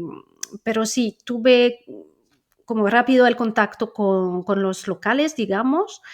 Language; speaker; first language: Spanish; non-native, fluent; French